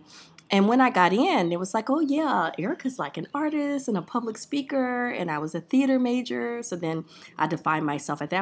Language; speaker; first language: English; native; English